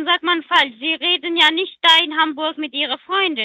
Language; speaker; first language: German; non-native, learner; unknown